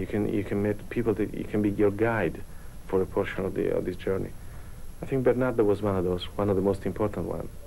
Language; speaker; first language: English; non-native, fluent; Italian